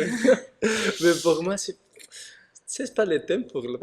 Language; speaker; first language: French; non-native, learner; Spanish